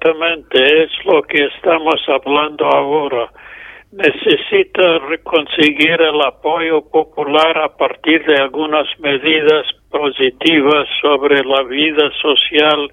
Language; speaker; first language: Spanish; non-native, fluent; English